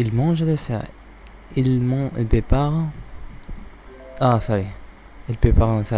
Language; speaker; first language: French; non-native, learner; English